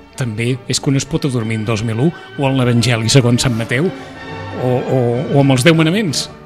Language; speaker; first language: Catalan; native; Catalan